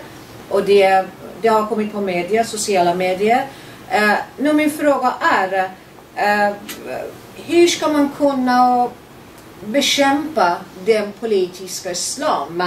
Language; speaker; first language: Swedish; non-native, fluent; Persian